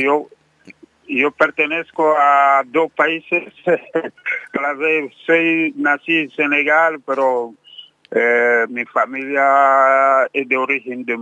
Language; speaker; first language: Spanish; non-native, fluent; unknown